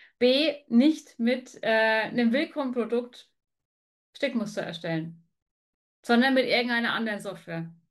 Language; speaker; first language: German; native; German